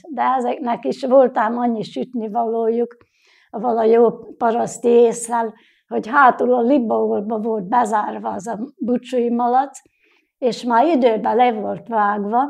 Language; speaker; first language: Hungarian; native; Hungarian